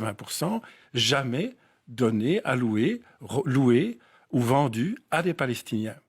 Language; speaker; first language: French; native; French